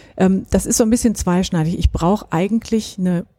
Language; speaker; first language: German; native; German